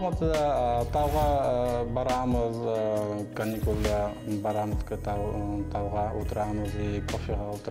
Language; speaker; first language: Kazakh; non-native, local second language; Pashto